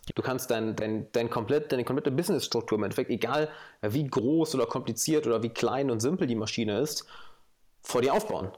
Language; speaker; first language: German; native; German